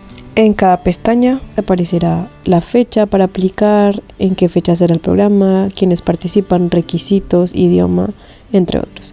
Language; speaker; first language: Spanish; native; Spanish